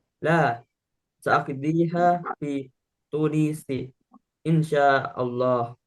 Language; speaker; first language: Arabic; non-native, learner; Indonesian